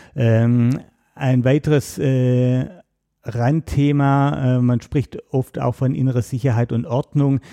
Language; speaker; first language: German; native; German